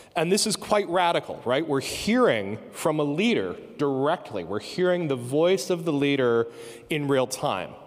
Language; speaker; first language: English; native; English